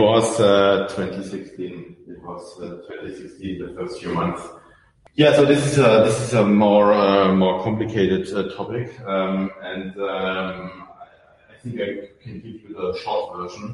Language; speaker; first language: English; non-native, fluent; German